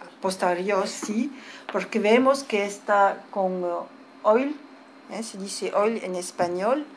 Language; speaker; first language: Spanish; early bilingual, heritage; French